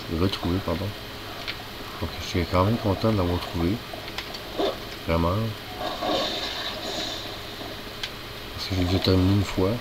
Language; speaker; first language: French; native; French